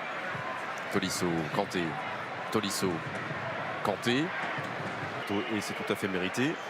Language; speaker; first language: French; native; French